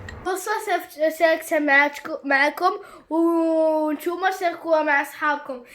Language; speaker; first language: Arabic; native; Arabic